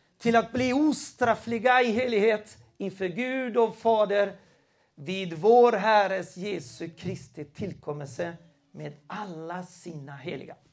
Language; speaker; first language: Swedish; non-native, fluent; Spanish